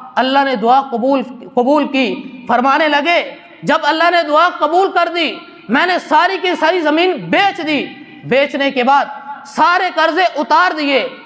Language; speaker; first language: Urdu; non-native, local second language; Punjabi